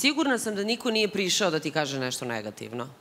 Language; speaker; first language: Serbian; native; Serbian